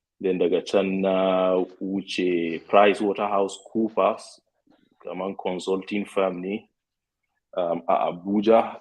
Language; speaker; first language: Hausa; non-native, local second language; Fula